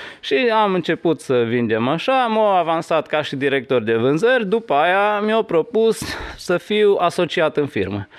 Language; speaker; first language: Romanian; non-native, local second language; Hungarian